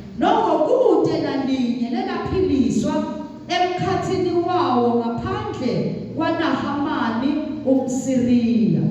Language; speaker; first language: Zulu; non-native, local second language; Swati